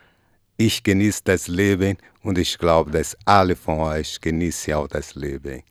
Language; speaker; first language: German; non-native, learner; Portuguese